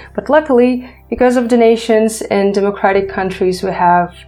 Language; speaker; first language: English; non-native, fluent; Ukrainian